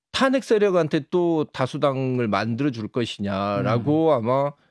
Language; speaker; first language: Korean; native; Korean